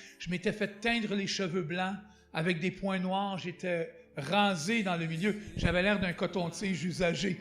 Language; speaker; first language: French; native; French